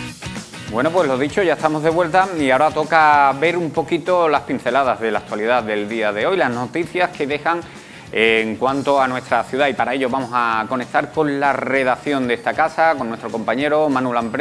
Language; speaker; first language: Spanish; native; Spanish